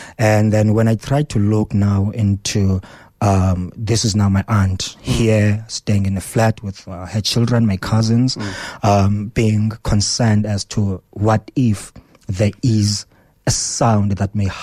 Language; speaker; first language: English; non-native, local second language; Xhosa